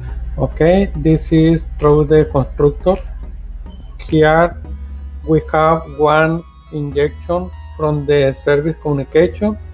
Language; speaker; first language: English; non-native, fluent; Spanish